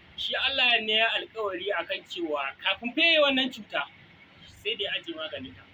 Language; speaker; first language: Hausa; native; Hausa